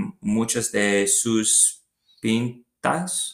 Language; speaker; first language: Spanish; non-native, learner; English